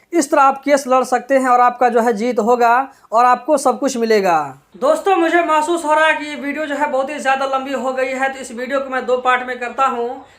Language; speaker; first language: Hindi; native; Hindi